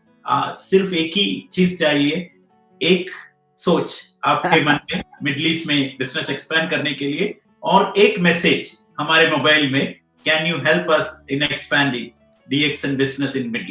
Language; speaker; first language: Hindi; non-native, local second language; Malayalam